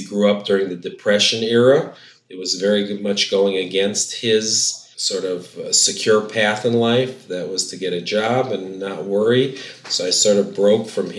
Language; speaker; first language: English; native; English